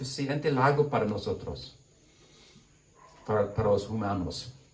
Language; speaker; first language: Spanish; non-native, learner; English